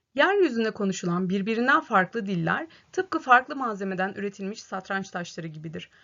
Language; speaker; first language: Turkish; native; Turkish